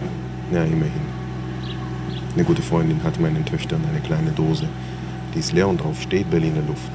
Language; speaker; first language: German; non-native, fluent; Hebrew